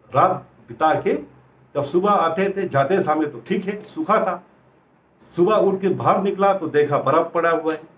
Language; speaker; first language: Hindi; native; Hindi